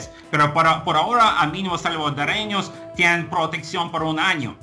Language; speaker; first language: Spanish; non-native, fluent; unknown